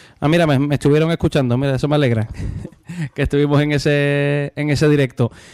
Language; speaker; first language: Spanish; native; Spanish